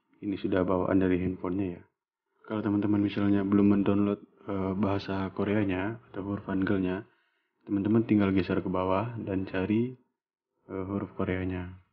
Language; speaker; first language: Indonesian; native; Indonesian